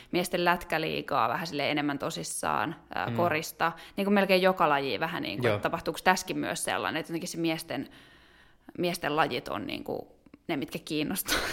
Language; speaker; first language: Finnish; native; Finnish